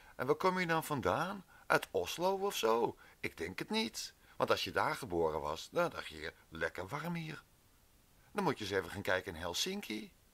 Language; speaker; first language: Dutch; native; Dutch